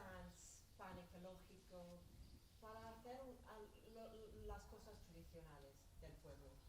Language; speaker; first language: Spanish; non-native, learner; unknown